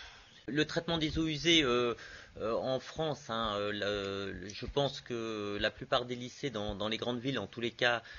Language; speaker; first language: French; native; French